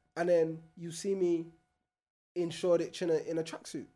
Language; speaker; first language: English; native; English